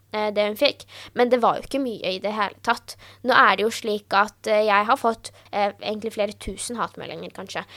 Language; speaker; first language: Norwegian; early bilingual, other home language; Urdu